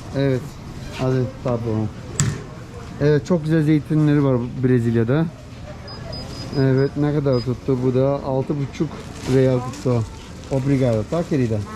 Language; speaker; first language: Turkish; native; Turkish